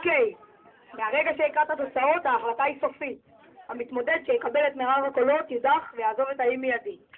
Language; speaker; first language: Hebrew; native; Hebrew